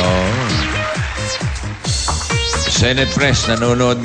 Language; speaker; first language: Filipino; native; Filipino